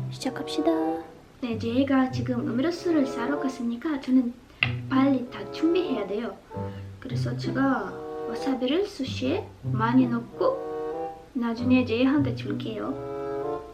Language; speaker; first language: Korean; non-native, learner; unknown